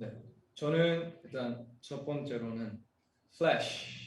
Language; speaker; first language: Korean; native; Korean